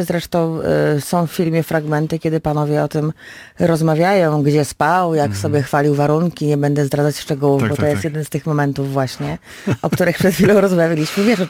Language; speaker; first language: Polish; native; Polish